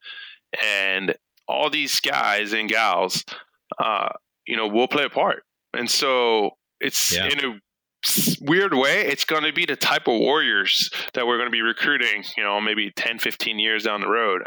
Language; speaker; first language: English; early bilingual, other home language; French